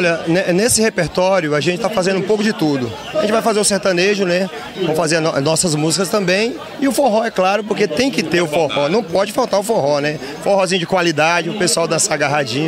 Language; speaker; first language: Portuguese; native; Portuguese